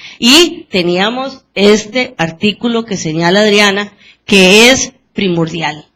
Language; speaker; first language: Spanish; native; Spanish